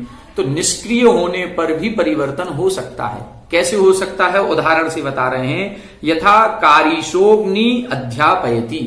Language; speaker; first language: Hindi; native; Hindi